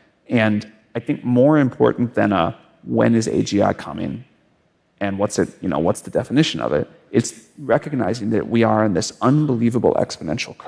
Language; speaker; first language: English; native; English